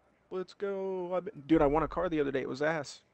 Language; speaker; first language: English; native; English